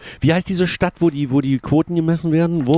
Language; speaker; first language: German; native; German